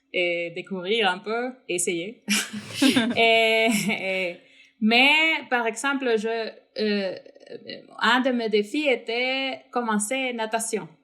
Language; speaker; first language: French; non-native, fluent; Spanish